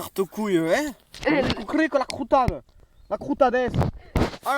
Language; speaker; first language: French; native; French